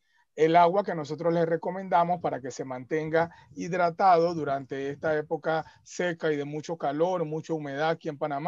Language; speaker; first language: Spanish; native; Spanish